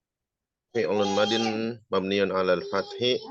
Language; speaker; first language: Arabic; non-native, learner; Indonesian